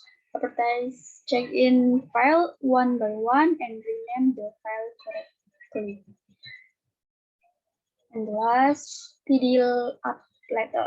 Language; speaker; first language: English; non-native, learner; Indonesian